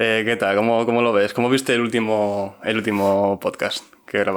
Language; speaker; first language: Spanish; native; Spanish